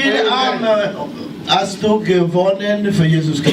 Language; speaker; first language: German; non-native, learner; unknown